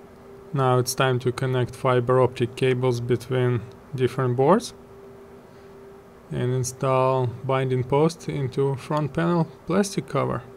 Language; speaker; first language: English; non-native, fluent; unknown